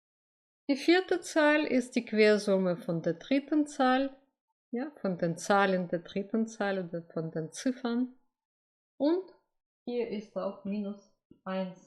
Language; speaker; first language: German; non-native, fluent; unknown